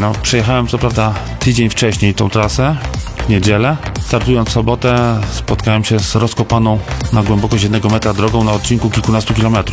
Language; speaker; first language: Polish; native; Polish